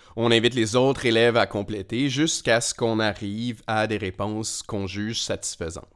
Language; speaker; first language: French; native; French